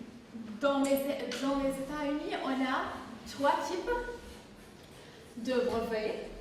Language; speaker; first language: French; non-native, fluent; English